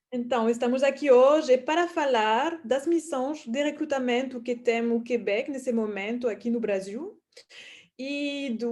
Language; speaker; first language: Portuguese; non-native, fluent; French